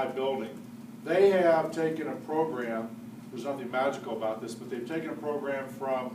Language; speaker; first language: English; native; English